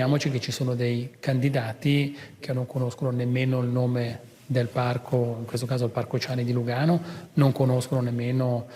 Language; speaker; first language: Italian; native; Italian